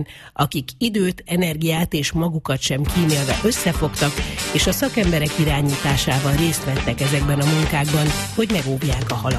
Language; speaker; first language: Hungarian; native; Hungarian